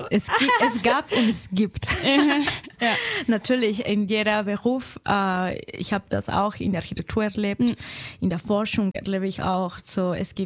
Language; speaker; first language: German; non-native, fluent; Spanish